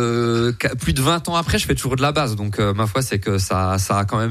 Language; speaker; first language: French; native; French